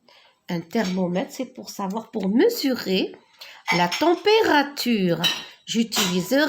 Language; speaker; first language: French; non-native, local second language; Arabic